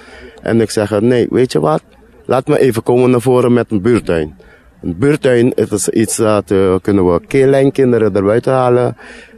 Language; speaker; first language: Dutch; non-native, learner; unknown